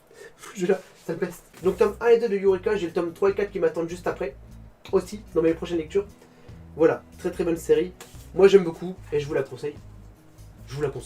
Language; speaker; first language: French; native; French